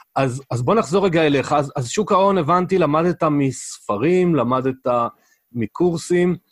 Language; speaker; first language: Hebrew; native; Hebrew